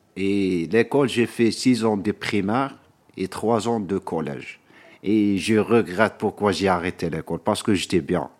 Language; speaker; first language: French; non-native, local second language; Arabic